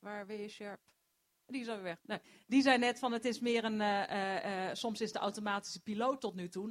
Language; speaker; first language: Dutch; native; Dutch